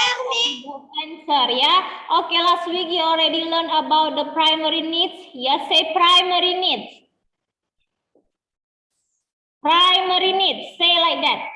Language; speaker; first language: English; non-native, learner; Indonesian